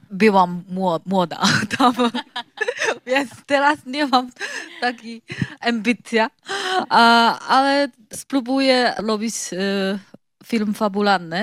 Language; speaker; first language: Polish; non-native, learner; Chinese